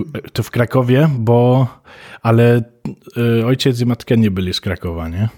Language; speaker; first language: Polish; early bilingual, heritage; Polish